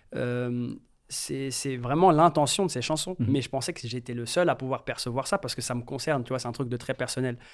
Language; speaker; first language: French; native; French